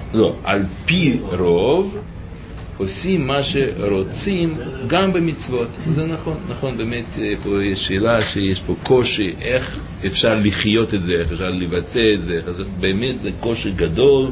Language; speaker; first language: Hebrew; native; Hebrew